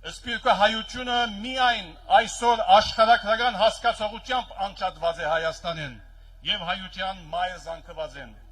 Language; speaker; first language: Armenian; early bilingual, heritage; Armenian